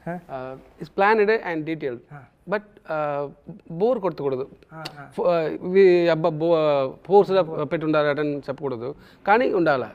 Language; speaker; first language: Telugu; non-native, local second language; Tamil